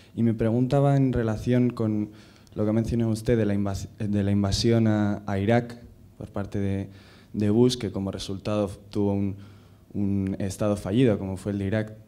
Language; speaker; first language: Spanish; native; Spanish